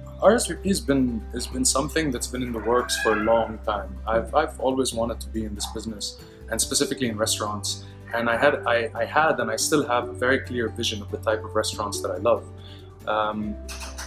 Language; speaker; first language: English; non-native, local second language; Arabic